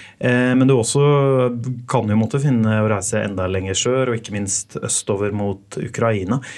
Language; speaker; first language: Norwegian; native; Norwegian